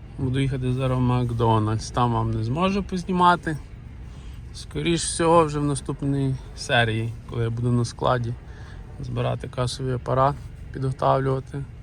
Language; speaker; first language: Ukrainian; native; Ukrainian